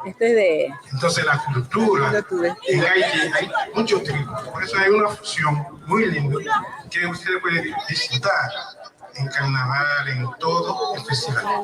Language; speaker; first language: Spanish; non-native, learner; Haitian Creole